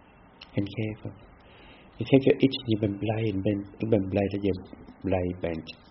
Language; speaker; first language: Dutch; non-native, fluent; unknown